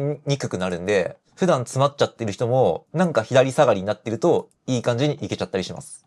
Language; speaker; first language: Japanese; native; Japanese